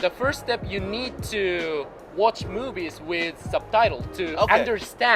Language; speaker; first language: English; non-native, fluent; Japanese